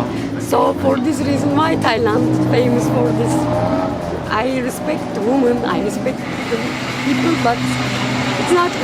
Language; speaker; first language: English; non-native, learner; Turkish